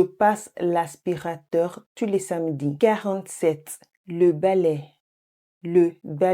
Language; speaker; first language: French; non-native, fluent; English